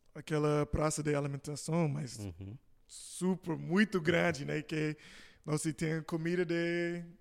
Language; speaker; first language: Portuguese; non-native, fluent; English